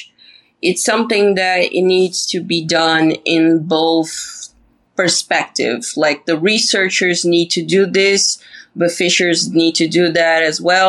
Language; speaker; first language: English; non-native, fluent; Portuguese